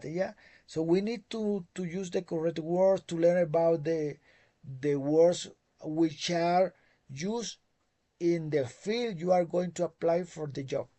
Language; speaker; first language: English; non-native, fluent; Spanish